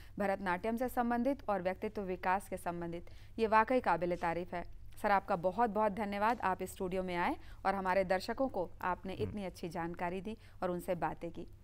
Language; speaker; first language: Hindi; native; Hindi